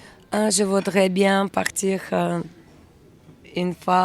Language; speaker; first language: French; non-native, learner; Russian